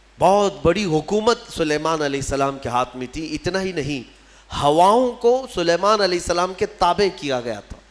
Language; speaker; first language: Urdu; native; Urdu